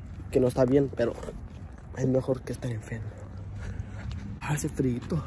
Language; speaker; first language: Spanish; early bilingual, heritage; Spanish